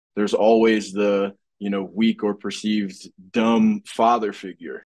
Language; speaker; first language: English; native; English